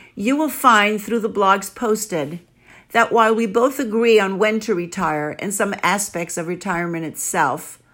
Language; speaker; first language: English; early bilingual, other home language; Greek